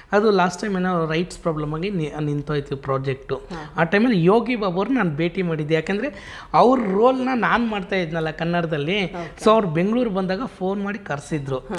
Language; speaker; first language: Kannada; native; Kannada